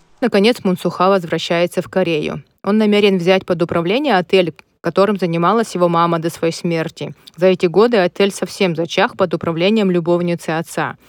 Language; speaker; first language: Russian; native; Russian